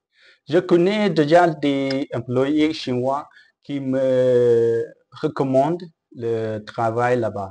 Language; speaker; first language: French; non-native, learner; Chinese